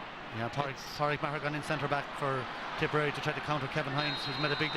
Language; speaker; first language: English; native; English